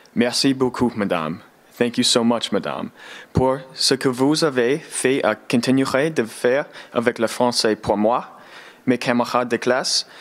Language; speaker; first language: French; non-native, learner; English